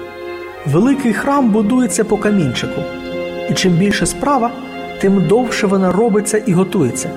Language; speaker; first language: Ukrainian; native; Ukrainian